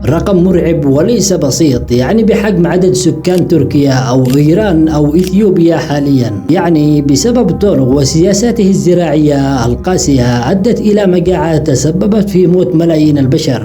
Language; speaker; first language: Arabic; native; Arabic